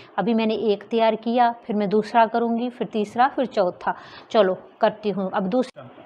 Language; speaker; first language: Hindi; non-native, local second language; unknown